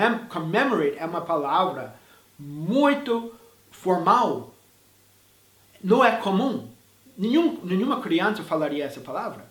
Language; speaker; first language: Portuguese; non-native, fluent; English